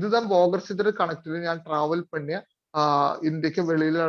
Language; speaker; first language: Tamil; non-native, learner; Malayalam